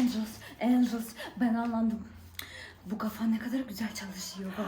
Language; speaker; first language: Turkish; non-native, learner; Russian